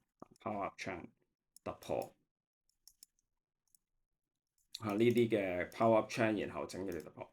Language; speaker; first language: Cantonese; native; Cantonese